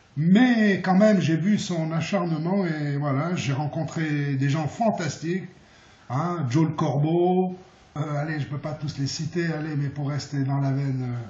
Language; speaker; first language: French; early bilingual, other home language; Arabic